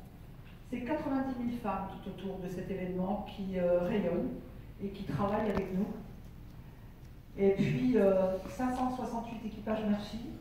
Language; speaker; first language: French; native; French